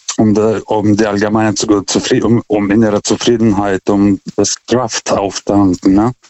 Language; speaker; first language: German; non-native, fluent; Lithuanian